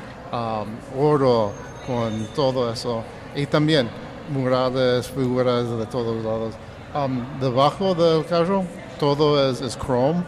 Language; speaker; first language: Spanish; early bilingual, heritage; English